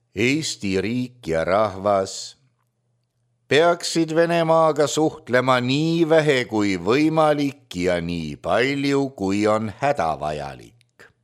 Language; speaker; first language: Estonian; native; Estonian